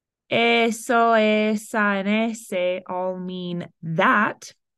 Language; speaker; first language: English; early bilingual, other home language; Spanish